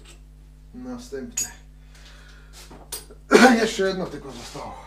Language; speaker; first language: Polish; native; Polish